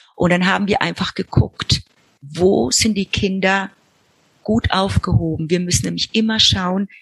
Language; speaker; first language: German; early bilingual, heritage; Spanish